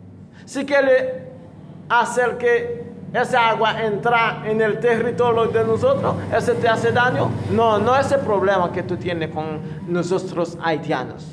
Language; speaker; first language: Spanish; non-native, fluent; Haitian Creole